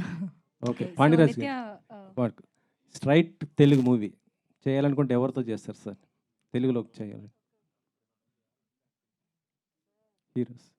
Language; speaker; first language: Telugu; native; Telugu